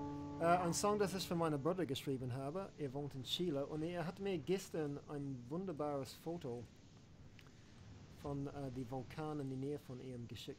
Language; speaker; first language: German; non-native, learner; English